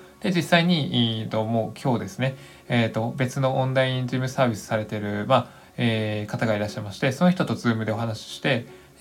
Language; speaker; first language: Japanese; native; Japanese